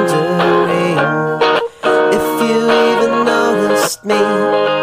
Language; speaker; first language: English; native; English